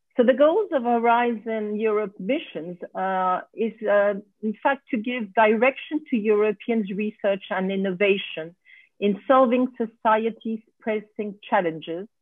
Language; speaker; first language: English; non-native, fluent; French